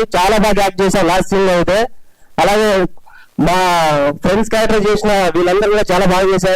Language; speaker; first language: Telugu; native; Telugu